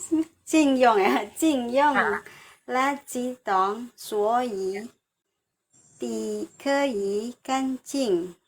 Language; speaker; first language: Chinese; non-native, learner; Indonesian